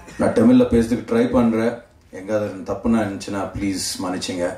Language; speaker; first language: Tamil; non-native, learner; Telugu